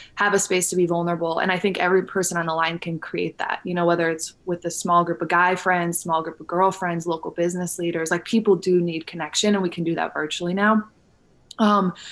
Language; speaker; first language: English; native; English